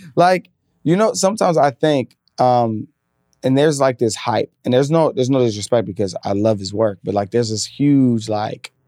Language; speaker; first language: English; native; English